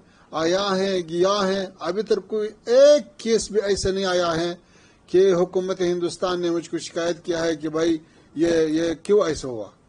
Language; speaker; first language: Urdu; non-native, fluent; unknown